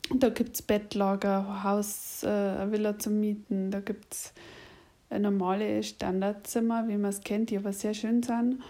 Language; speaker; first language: German; native; German